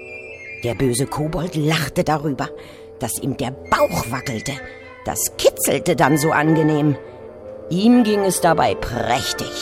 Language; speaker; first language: German; native; German